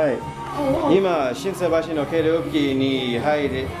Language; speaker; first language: Japanese; non-native, learner; English